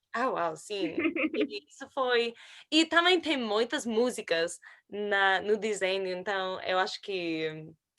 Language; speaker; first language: Portuguese; non-native, learner; English